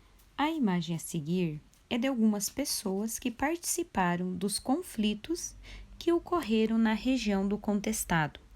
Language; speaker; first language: Portuguese; native; Portuguese